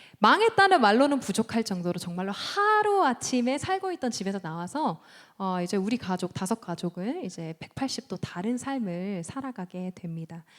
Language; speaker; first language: Korean; early bilingual, heritage; Korean